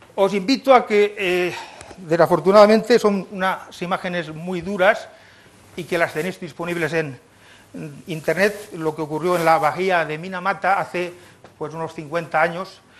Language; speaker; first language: Spanish; native; Spanish